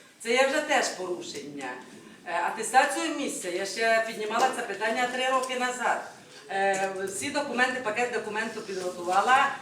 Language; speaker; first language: Ukrainian; native; Ukrainian